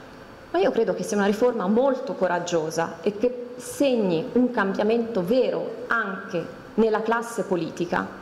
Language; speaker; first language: Italian; native; Italian